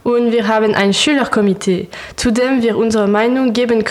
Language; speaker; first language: German; non-native, learner; French